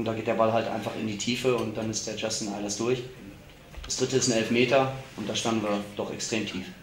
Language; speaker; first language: German; native; German